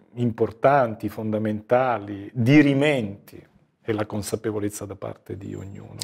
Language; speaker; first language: Italian; native; Italian